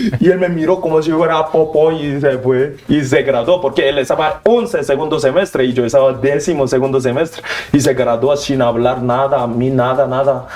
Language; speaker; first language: Spanish; non-native, learner; Korean